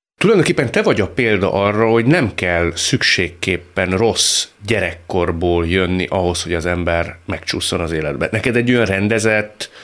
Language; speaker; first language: Hungarian; native; Hungarian